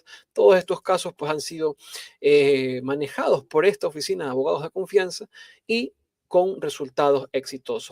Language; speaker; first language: Spanish; native; Spanish